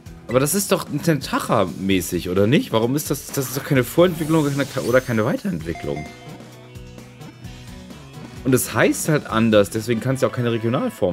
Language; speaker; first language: German; native; German